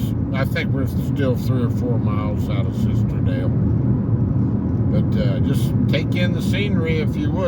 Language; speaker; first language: English; native; English